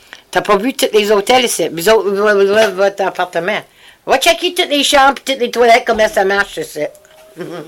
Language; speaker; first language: French; native; French